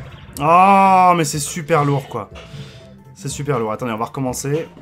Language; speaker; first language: French; native; French